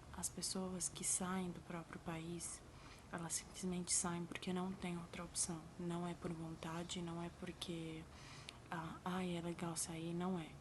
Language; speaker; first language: Portuguese; early bilingual, other home language; Arabic